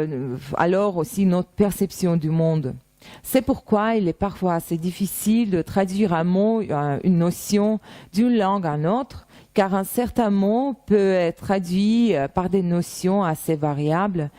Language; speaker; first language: French; non-native, fluent; Russian